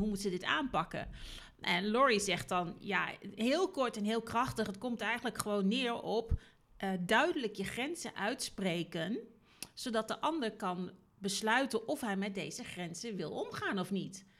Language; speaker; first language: Dutch; native; Dutch